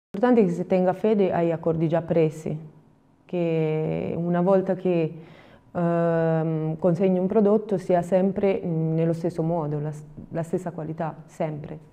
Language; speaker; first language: Italian; non-native, fluent; Romanian